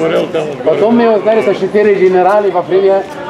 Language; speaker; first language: Russian; non-native, fluent; Arabic